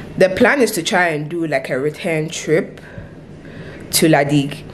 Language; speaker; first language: English; non-native, local second language; Akan